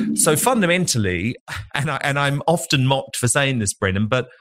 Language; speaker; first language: English; native; English